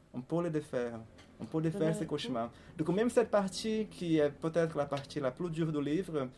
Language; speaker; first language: French; non-native, fluent; Portuguese